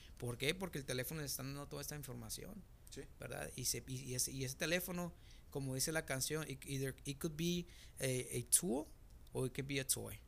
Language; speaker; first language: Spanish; native; Spanish